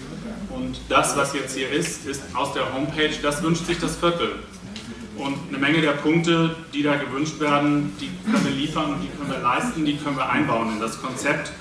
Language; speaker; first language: German; native; German